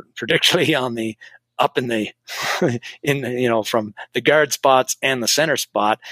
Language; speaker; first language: English; native; English